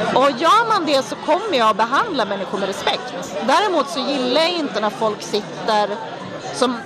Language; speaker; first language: Swedish; native; Swedish